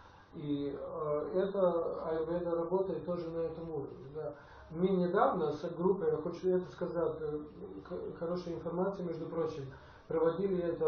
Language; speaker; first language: Russian; non-native, fluent; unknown